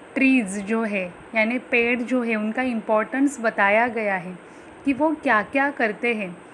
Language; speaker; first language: Hindi; non-native, local second language; Marathi